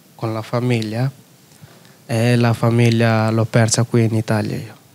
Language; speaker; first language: Italian; non-native, fluent; Urdu